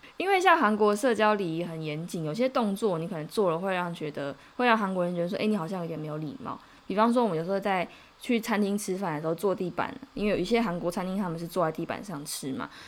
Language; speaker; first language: Chinese; native; Chinese